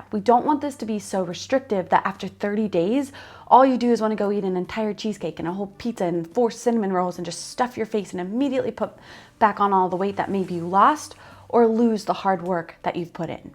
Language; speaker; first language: English; native; English